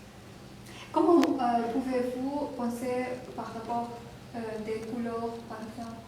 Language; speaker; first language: French; non-native, learner; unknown